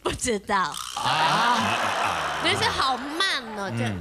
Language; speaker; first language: Chinese; non-native, fluent; Japanese